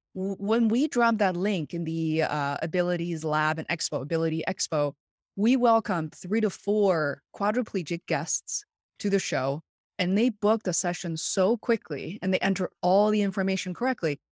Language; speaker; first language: English; non-native, fluent; Chinese